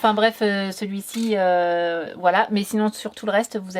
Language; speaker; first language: French; native; French